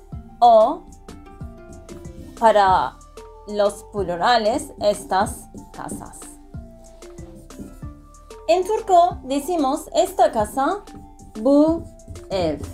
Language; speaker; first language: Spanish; non-native, fluent; Turkish